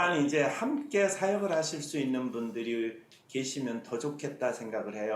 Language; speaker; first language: Korean; native; Korean